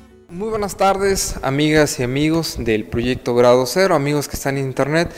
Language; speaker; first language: Spanish; native; Spanish